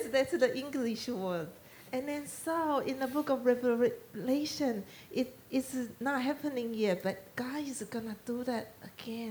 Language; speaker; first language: English; non-native, learner; Chinese